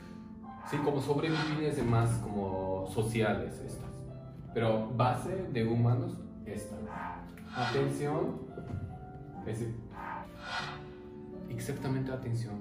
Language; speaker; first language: Spanish; non-native, learner; Japanese